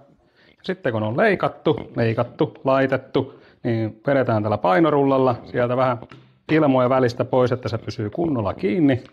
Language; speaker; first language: Finnish; native; Finnish